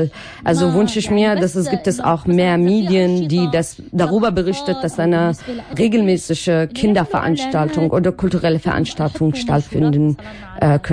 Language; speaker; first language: German; non-native, learner; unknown